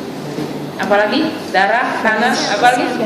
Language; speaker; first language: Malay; non-native, fluent; Chinese